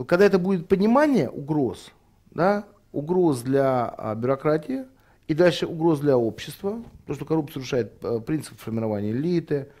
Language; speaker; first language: Russian; native; Russian